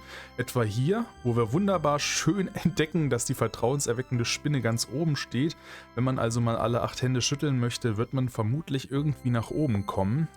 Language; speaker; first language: German; native; German